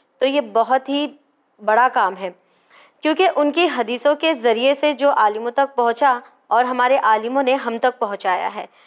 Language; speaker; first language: Hindi; native; Hindi